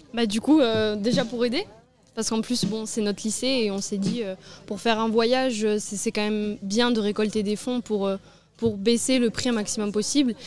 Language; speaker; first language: French; native; French